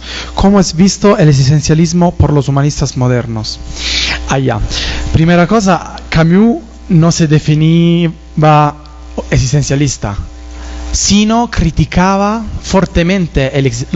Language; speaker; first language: Spanish; non-native, fluent; Italian